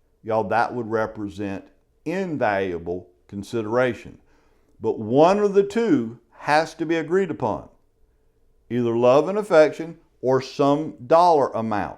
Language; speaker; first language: English; native; English